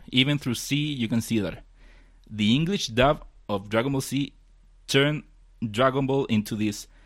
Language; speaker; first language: English; non-native, fluent; Spanish